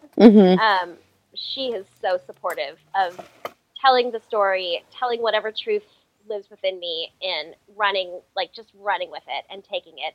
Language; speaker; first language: English; native; English